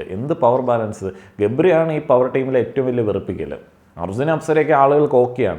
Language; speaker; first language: Malayalam; native; Malayalam